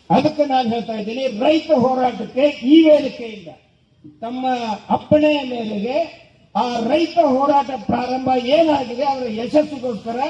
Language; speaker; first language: Kannada; native; Kannada